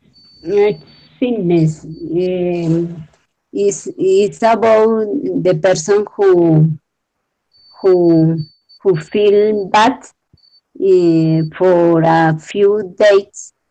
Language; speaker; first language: English; non-native, learner; Spanish